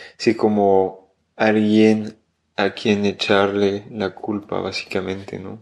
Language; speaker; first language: Spanish; non-native, fluent; French